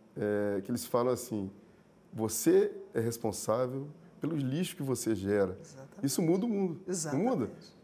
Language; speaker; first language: Portuguese; native; Portuguese